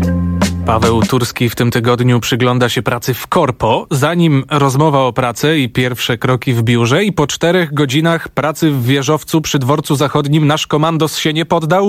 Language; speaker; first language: Polish; native; Polish